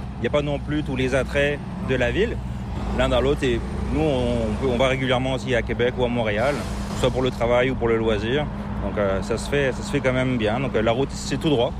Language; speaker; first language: French; native; French